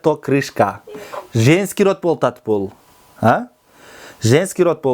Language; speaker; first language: Russian; non-native, fluent; Kyrgyz